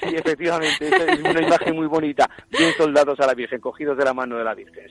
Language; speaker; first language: Spanish; native; Spanish